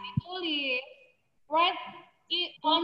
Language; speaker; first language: English; non-native, learner; Indonesian